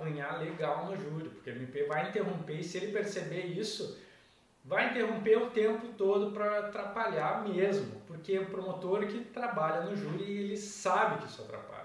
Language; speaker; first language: Portuguese; native; Portuguese